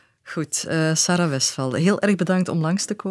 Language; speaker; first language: Dutch; native; Dutch